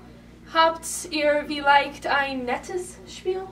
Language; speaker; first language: German; non-native, learner; English